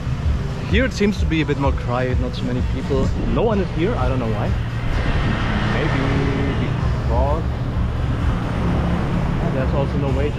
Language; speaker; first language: English; non-native, fluent; German